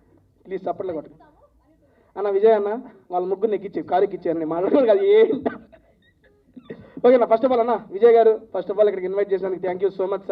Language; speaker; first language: Telugu; native; Telugu